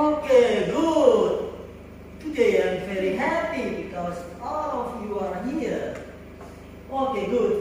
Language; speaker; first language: English; non-native, fluent; Indonesian